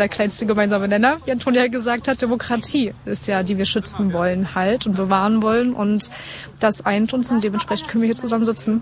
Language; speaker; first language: German; native; German